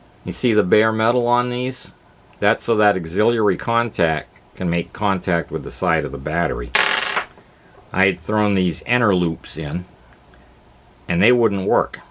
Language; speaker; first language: English; native; English